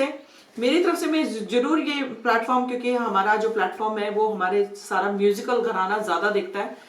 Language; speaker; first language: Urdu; non-native, local second language; Punjabi